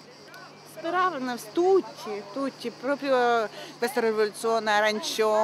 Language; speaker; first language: Italian; non-native, learner; Ukrainian